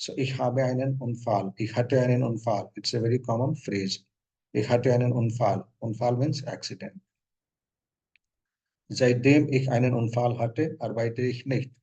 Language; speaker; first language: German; non-native, fluent; Hindi